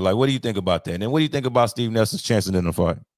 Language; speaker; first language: English; native; English